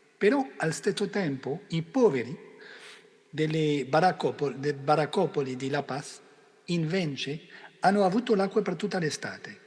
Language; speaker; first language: Italian; non-native, fluent; French